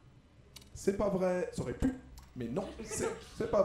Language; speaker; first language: French; native; French